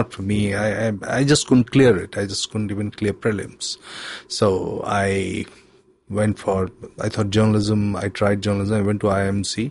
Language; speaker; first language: English; non-native, local second language; Hindi